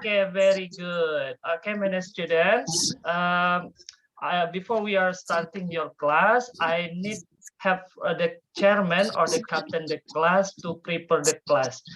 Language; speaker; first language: English; non-native, fluent; Indonesian